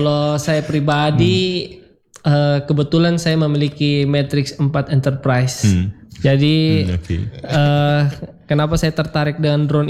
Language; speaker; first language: Indonesian; native; Indonesian